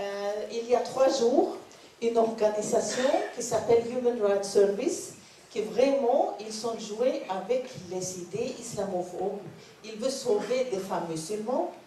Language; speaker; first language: French; non-native, learner; Norwegian